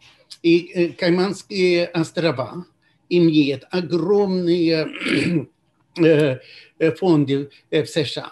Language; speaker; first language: Russian; non-native, fluent; Swedish